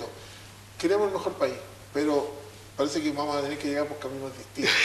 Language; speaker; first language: Spanish; native; Spanish